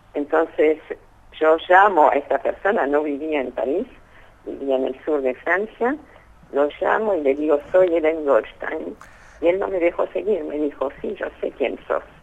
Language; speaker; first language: Spanish; early bilingual, other home language; French